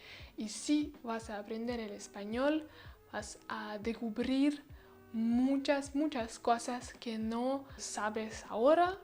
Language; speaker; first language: Spanish; non-native, learner; Russian